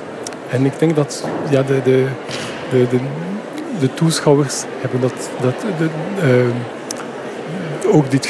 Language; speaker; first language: Dutch; non-native, fluent; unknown